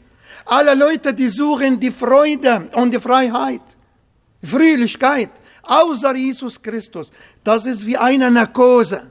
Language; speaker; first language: German; non-native, fluent; Arabic